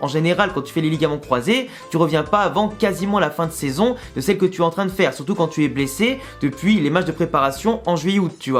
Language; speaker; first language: French; native; French